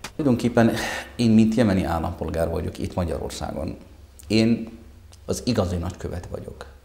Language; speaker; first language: Hungarian; non-native, fluent; Arabic